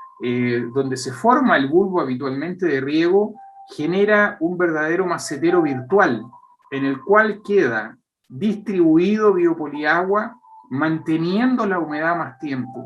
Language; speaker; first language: Spanish; native; Spanish